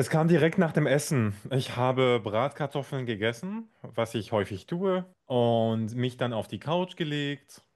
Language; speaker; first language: German; non-native, fluent; Arabic